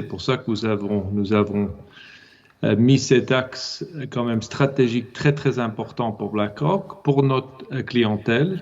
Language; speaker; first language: French; non-native, local second language; German